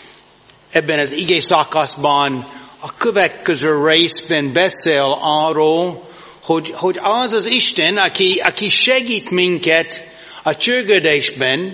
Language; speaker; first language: Hungarian; non-native, learner; English